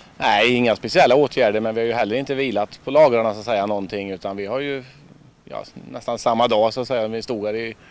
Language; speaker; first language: Swedish; native; Swedish